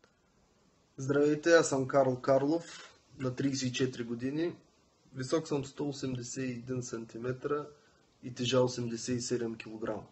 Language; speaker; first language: Bulgarian; native; Bulgarian